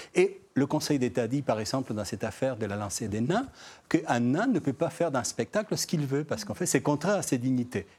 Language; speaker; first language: French; non-native, fluent; Spanish